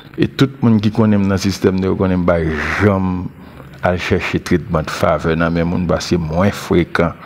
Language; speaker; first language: French; non-native, local second language; Haitian Creole